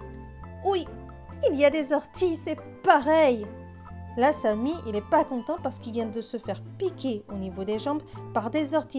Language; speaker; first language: French; native; French